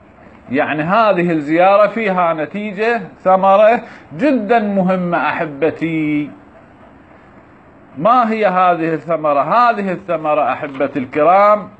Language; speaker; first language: Arabic; native; Arabic